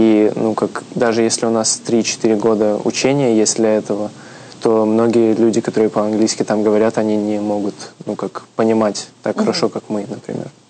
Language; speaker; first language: Russian; early bilingual, heritage; Russian